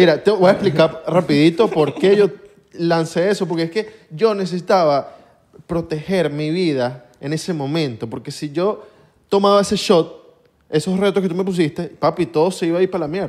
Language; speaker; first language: Spanish; native; Spanish